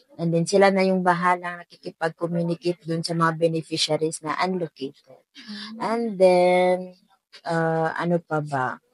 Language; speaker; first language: Filipino; non-native, local second language; Maranao